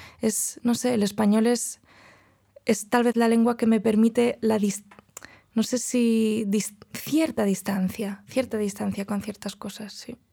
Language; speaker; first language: Spanish; non-native, local second language; Catalan